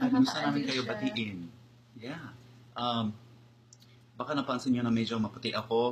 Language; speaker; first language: Filipino; non-native, learner; English